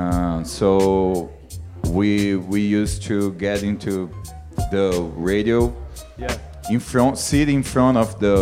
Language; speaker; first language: English; non-native, fluent; Portuguese